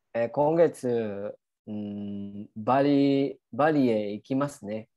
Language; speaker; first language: Japanese; non-native, learner; Filipino